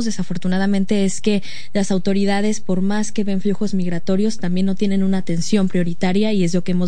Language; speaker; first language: Spanish; native; Spanish